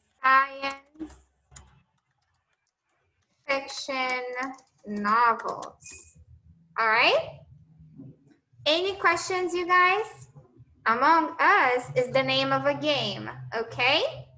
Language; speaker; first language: English; non-native, fluent; Portuguese